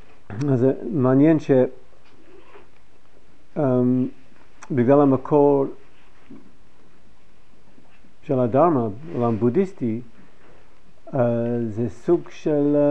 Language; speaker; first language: Hebrew; non-native, fluent; English